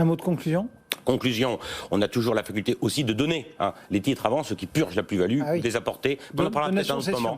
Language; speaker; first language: French; native; French